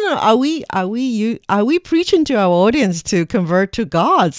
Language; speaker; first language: English; non-native, fluent; Chinese